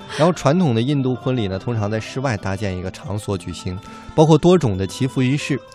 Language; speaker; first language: Chinese; native; Chinese